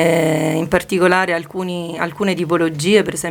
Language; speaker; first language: Italian; native; Italian